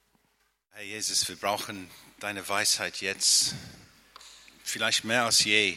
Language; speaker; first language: German; non-native, fluent; English